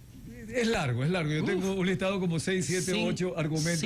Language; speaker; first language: Spanish; native; Spanish